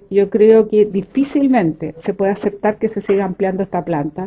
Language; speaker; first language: Spanish; native; Spanish